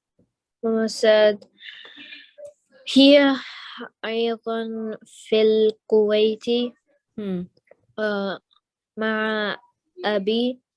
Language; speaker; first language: Arabic; non-native, learner; English